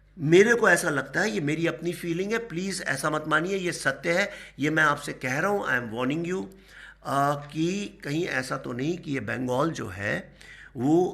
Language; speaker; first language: Hindi; native; Hindi